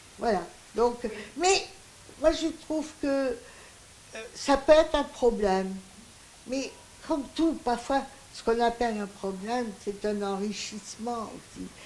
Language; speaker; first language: French; non-native, local second language; Greek